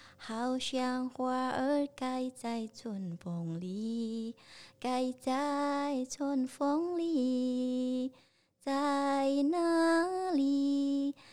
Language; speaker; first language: Chinese; non-native, learner; Indonesian